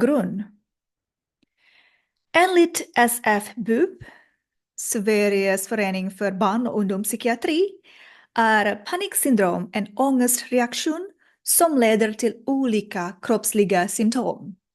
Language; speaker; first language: Swedish; non-native, learner; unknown